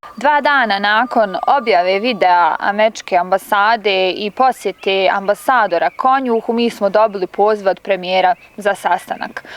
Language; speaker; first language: Bosnian; native; Bosnian